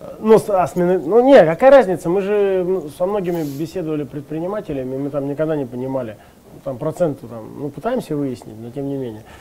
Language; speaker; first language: Russian; native; Russian